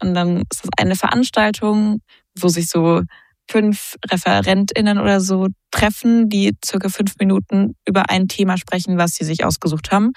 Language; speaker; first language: German; native; German